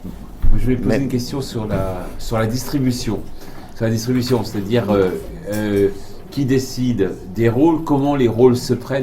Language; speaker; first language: French; native; French